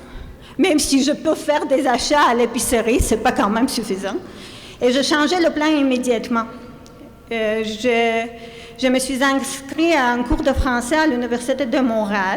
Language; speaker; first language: French; non-native, fluent; Armenian